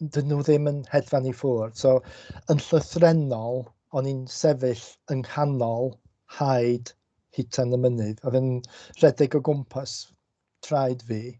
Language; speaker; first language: Welsh; non-native, local second language; English